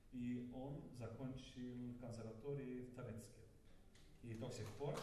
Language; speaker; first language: Russian; non-native, learner; Estonian